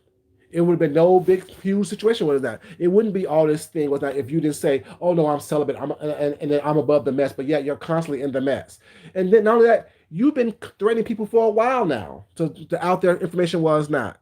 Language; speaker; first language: English; native; English